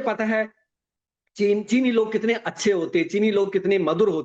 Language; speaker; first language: Hindi; native; Hindi